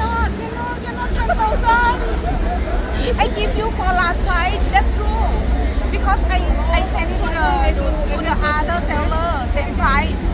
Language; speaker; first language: English; non-native, learner; Thai